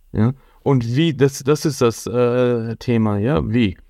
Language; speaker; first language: German; non-native, fluent; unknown